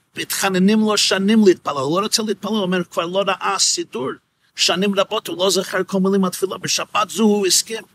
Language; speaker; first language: Hebrew; non-native, fluent; English